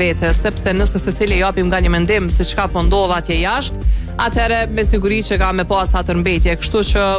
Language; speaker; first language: Albanian; native; Albanian